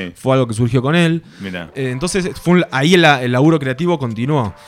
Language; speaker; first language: Spanish; native; Spanish